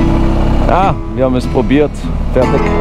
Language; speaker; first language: German; non-native, fluent; French